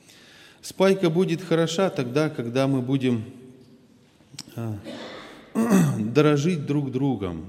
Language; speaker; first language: Russian; native; Russian